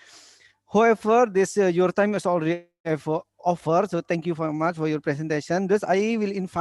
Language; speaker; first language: English; non-native, learner; Indonesian